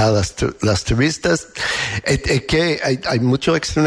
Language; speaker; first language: Spanish; non-native, learner; English